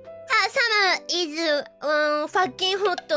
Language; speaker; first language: English; non-native, learner; Japanese